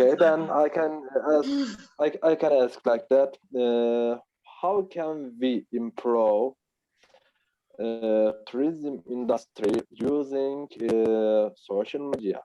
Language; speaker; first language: English; non-native, learner; Turkish